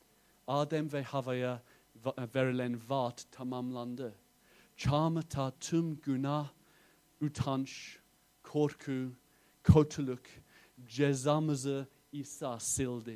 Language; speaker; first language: Turkish; non-native, fluent; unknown